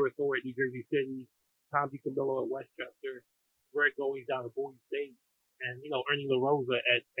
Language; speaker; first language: English; native; English